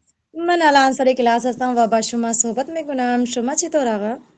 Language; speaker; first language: Persian; non-native, learner; Urdu